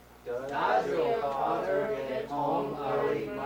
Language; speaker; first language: English; non-native, learner; Japanese